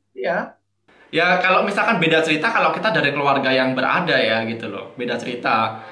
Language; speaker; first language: Indonesian; native; Indonesian